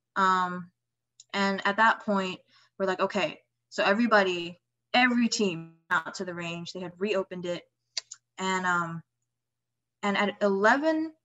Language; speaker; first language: English; non-native, fluent; Indonesian